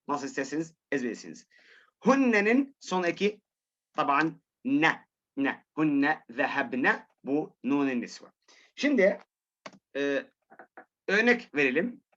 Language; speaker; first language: Turkish; non-native, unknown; Arabic